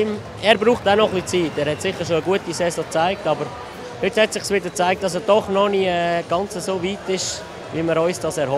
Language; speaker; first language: German; native; German